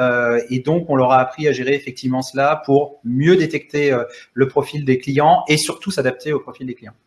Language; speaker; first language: French; native; French